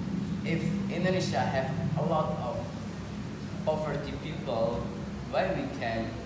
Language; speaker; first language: English; non-native, learner; Indonesian